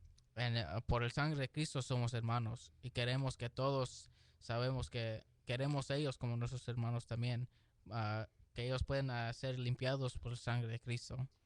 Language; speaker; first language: Spanish; early bilingual, heritage; Spanish